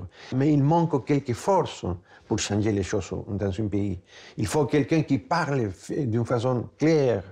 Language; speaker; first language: French; non-native, fluent; Spanish